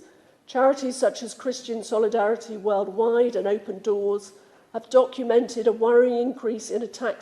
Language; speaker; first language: English; native; English